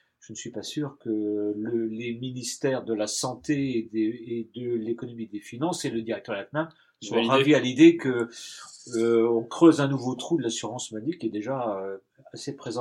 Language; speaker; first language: French; native; French